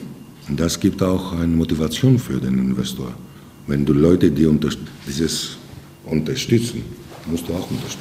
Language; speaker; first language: German; non-native, fluent; Greek